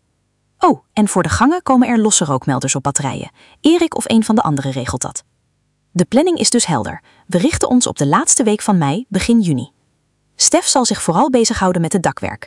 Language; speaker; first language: Dutch; native; Dutch